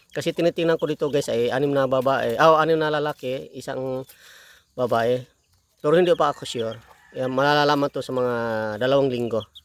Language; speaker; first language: Filipino; native; Filipino